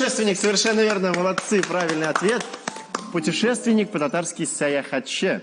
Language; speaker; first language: Russian; native; Russian